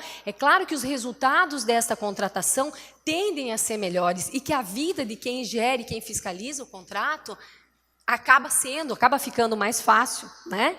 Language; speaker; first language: Portuguese; native; Portuguese